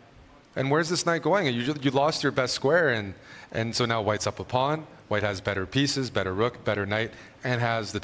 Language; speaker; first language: English; native; English